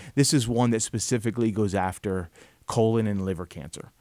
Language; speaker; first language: English; native; English